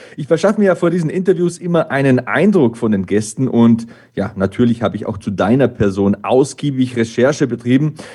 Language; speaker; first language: German; native; German